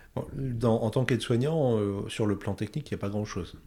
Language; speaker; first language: French; native; French